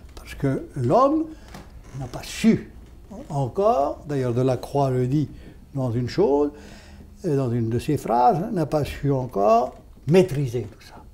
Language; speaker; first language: French; native; French